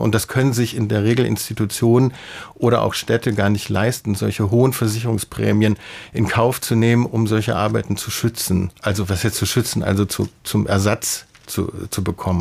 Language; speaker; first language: German; native; German